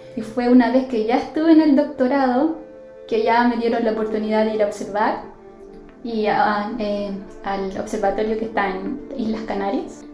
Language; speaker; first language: Spanish; native; Spanish